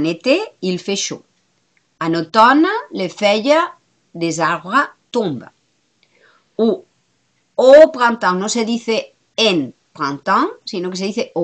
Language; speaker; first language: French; non-native, fluent; Spanish